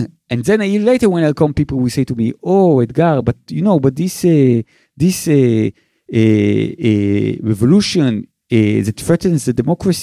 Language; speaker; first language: English; non-native, fluent; Hebrew